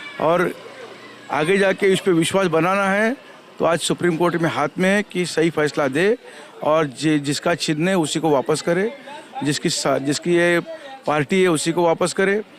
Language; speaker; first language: Hindi; non-native, local second language; Marathi